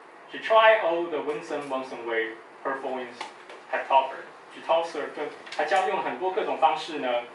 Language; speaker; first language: English; non-native, fluent; Chinese